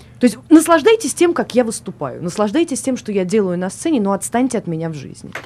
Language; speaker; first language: Russian; native; Russian